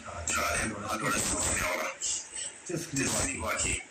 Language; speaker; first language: Italian; non-native, learner; Albanian